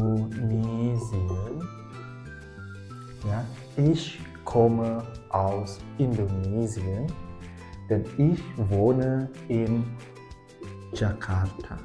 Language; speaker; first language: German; non-native, fluent; Indonesian